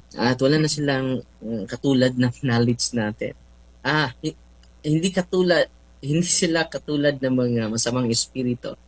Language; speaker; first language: Filipino; non-native, local second language; Cebuano